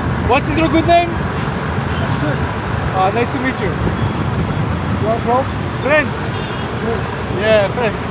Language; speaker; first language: English; non-native, learner; French